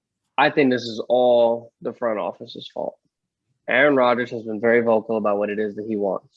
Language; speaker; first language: English; native; English